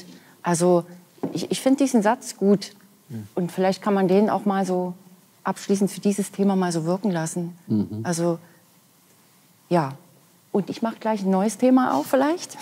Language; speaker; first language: German; native; German